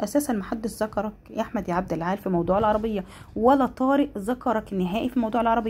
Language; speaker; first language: Arabic; native; Arabic